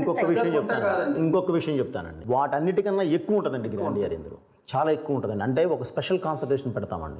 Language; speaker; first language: Telugu; native; Telugu